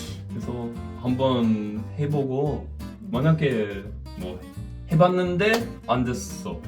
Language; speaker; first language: Korean; non-native, fluent; English